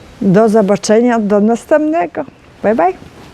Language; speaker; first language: Polish; non-native, learner; Ukrainian